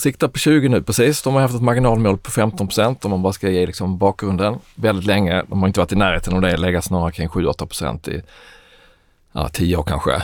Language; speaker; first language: Swedish; native; Swedish